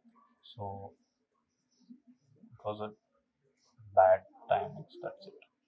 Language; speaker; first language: Telugu; non-native, local second language; Kannada